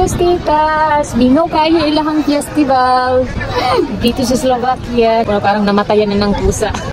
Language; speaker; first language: Filipino; native; Filipino